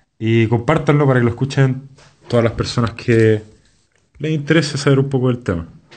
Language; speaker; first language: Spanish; native; Spanish